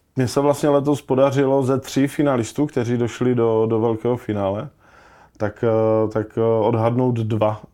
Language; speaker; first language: Czech; native; Czech